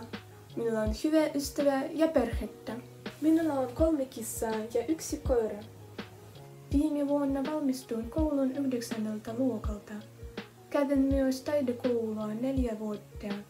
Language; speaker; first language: Finnish; non-native, learner; Russian